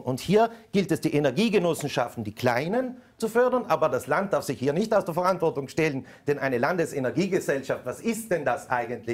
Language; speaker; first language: German; native; German